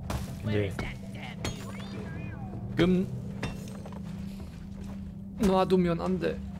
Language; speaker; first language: Korean; non-native, learner; German